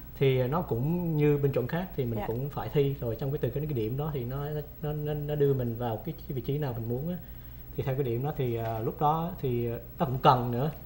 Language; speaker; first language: Vietnamese; early bilingual, heritage; Vietnamese